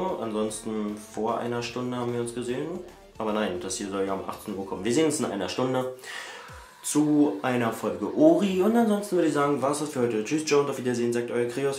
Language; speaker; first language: German; native; German